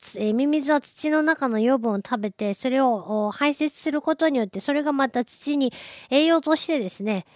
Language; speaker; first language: Japanese; native; Japanese